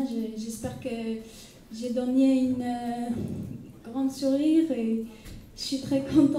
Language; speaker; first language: French; non-native, local second language; Arabic